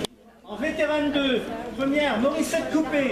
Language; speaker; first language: French; native; French